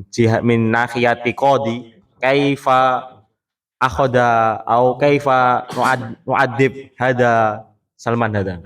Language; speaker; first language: Arabic; non-native, learner; Indonesian